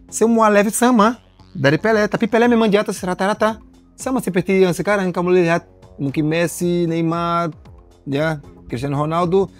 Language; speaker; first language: Indonesian; non-native, learner; Portuguese